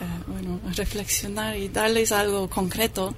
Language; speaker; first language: Spanish; non-native, fluent; English